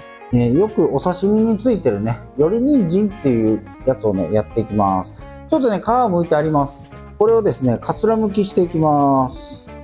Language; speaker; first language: Japanese; native; Japanese